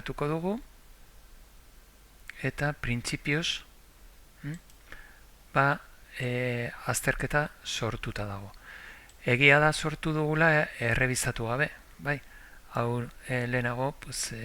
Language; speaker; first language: Basque; non-native, local second language; Spanish